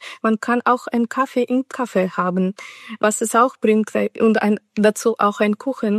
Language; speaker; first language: German; non-native, fluent; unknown